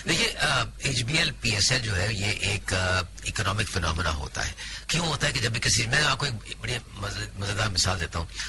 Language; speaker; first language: Urdu; native; Urdu